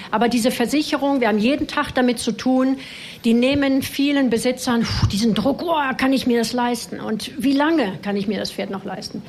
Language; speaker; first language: German; non-native, fluent; French